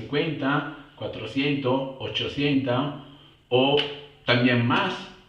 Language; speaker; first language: Spanish; non-native, fluent; Italian